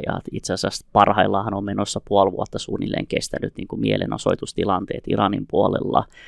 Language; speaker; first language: Finnish; early bilingual, other home language; Kurdish